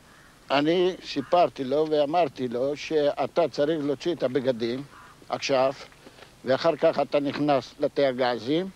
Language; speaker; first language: Hebrew; non-native, fluent; Ladino